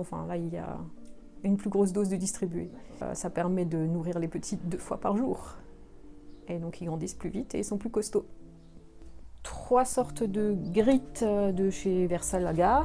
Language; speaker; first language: French; native; French